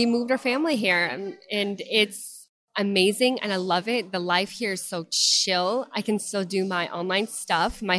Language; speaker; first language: English; non-native, fluent; Russian